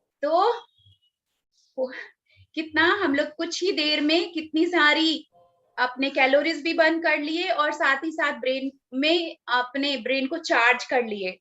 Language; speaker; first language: Hindi; native; Hindi